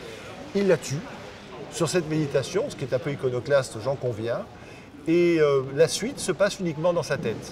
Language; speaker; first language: French; native; French